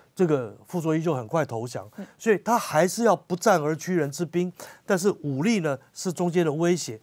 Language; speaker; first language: Chinese; native; Chinese